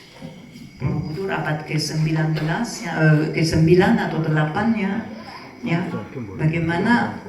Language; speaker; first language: Indonesian; non-native, fluent; French